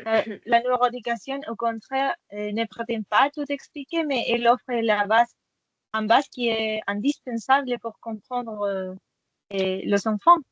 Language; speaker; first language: French; non-native, fluent; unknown